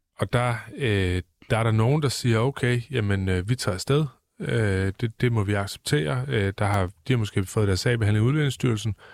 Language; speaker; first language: Danish; native; Danish